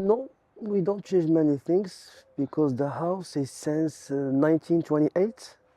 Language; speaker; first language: English; non-native, learner; Arabic